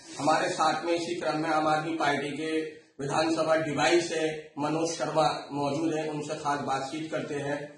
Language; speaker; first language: Hindi; native; Hindi